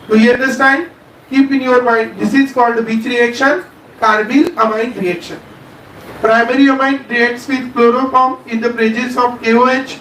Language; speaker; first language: English; non-native, local second language; Marathi